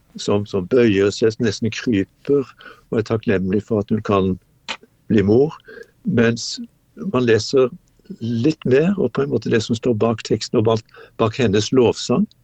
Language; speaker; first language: Norwegian; native; Norwegian